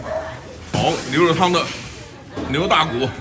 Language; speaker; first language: Chinese; native; Chinese